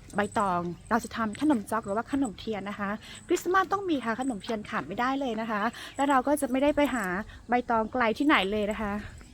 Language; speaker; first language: Thai; non-native, local second language; S'gaw Karen